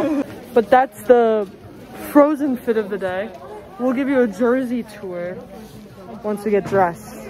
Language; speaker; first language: English; native; English